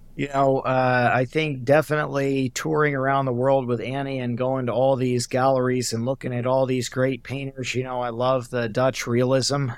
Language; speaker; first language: English; native; English